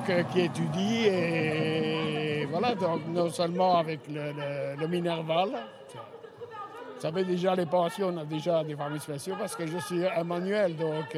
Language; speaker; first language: French; early bilingual, other home language; Spanish